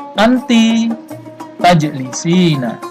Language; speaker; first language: Arabic; non-native, fluent; Indonesian